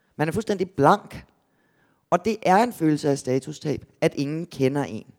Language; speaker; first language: Danish; native; Danish